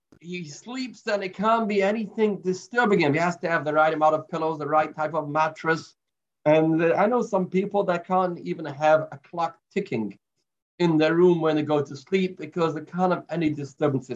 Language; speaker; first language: English; native; English